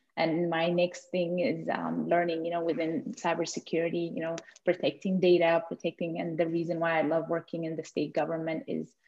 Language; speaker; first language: English; non-native, fluent; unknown